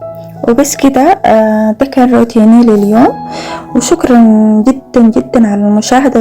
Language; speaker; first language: Arabic; native; Arabic